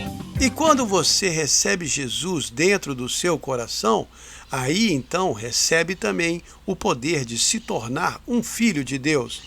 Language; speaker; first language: Portuguese; native; Portuguese